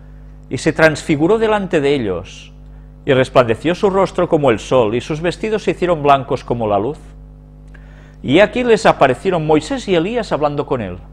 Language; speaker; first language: Spanish; native; Spanish